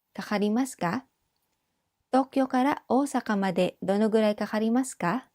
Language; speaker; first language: Japanese; non-native, fluent; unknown